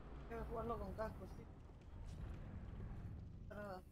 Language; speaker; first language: Spanish; native; Spanish